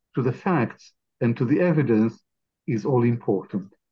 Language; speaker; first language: English; non-native, fluent; Arabic